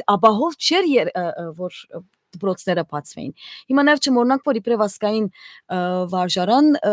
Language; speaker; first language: Armenian; native; Armenian